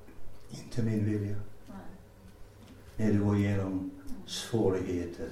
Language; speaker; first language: Swedish; non-native, fluent; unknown